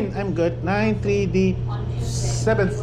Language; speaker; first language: English; non-native, local second language; Filipino